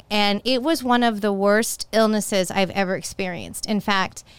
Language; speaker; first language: English; native; English